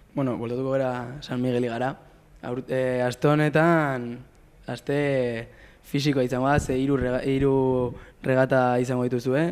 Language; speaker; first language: Basque; native; Basque